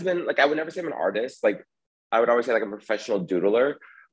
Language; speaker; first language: English; native; English